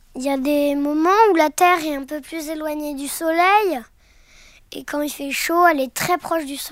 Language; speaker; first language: French; native; French